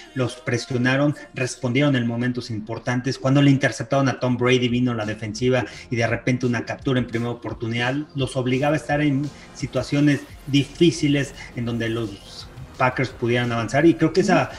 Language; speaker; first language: Spanish; native; Spanish